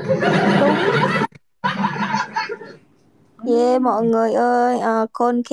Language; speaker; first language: Vietnamese; non-native, learner; Indonesian